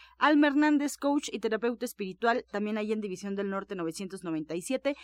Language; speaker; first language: Spanish; native; Spanish